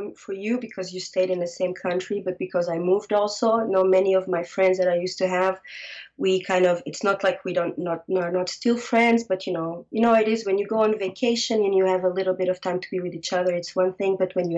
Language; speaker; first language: English; non-native, fluent; Portuguese